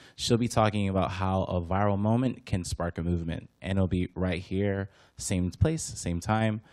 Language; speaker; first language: English; native; English